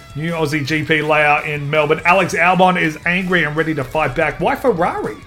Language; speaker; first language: English; native; English